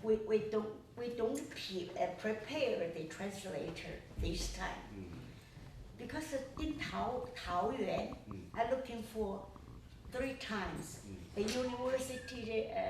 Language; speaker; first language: English; non-native, learner; Chinese